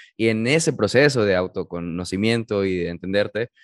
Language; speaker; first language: Spanish; early bilingual, heritage; Spanish